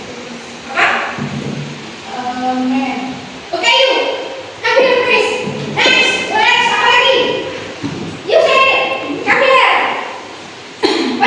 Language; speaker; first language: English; non-native, learner; Indonesian